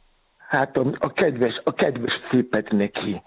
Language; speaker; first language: Hungarian; non-native, fluent; Yoruba